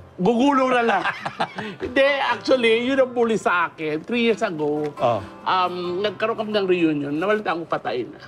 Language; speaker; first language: Filipino; non-native, local second language; Bikol